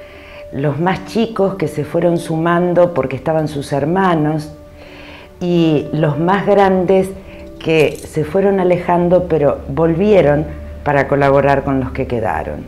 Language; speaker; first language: Spanish; native; Spanish